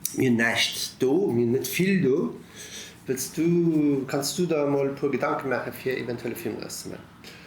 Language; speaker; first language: Luxembourgish; early bilingual, other home language; Italian